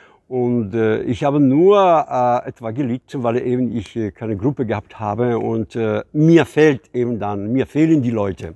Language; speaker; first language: German; non-native, fluent; Italian